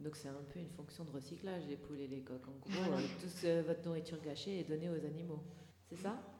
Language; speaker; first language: French; native; French